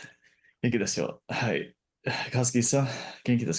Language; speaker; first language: Japanese; non-native, learner; English